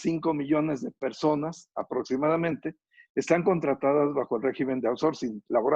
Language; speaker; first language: Spanish; native; Spanish